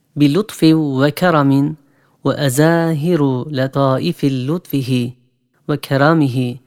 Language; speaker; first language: Arabic; non-native, fluent; Turkish